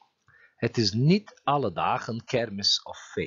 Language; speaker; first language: Dutch; non-native, fluent; Turkish